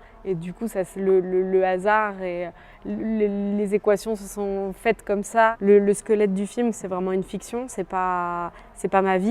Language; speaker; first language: French; native; French